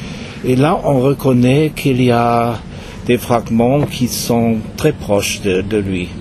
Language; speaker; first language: French; non-native, fluent; German